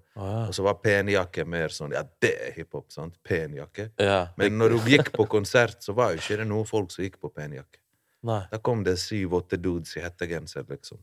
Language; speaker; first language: Norwegian; early bilingual, other home language; Bosnian